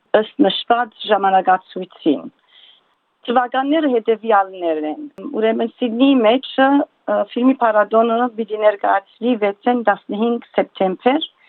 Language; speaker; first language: Armenian; early bilingual, heritage; Armenian